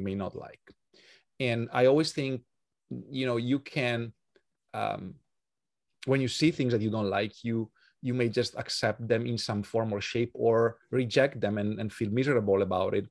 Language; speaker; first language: English; non-native, fluent; Italian